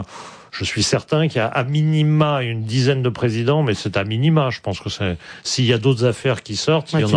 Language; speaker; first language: French; native; French